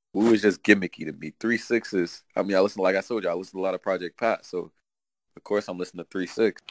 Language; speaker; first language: English; native; English